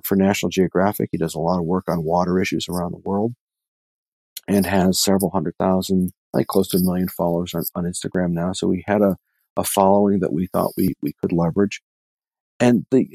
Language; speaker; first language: English; native; English